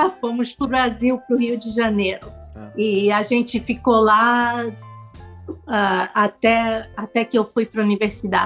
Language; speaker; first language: Portuguese; non-native, local second language; Spanish